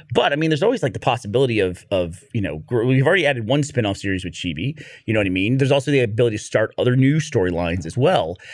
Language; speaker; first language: English; native; English